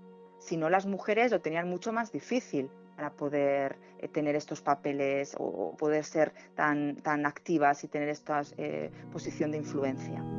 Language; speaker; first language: Spanish; native; Spanish